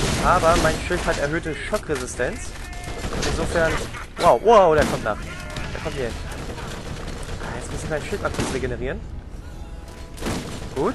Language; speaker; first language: German; native; German